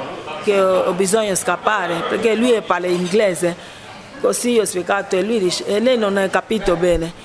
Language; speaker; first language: Italian; non-native, fluent; Ibibio